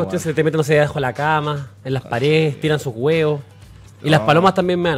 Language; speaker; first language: Spanish; native; Spanish